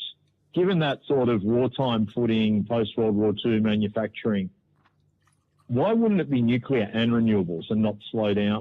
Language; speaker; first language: English; native; English